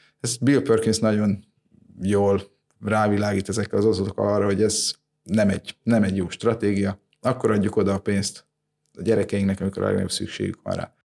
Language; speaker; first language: Hungarian; native; Hungarian